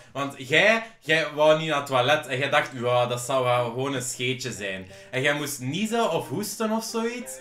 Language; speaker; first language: Dutch; native; Dutch